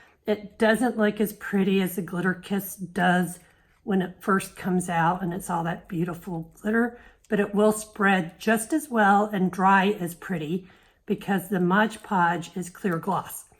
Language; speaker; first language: English; native; English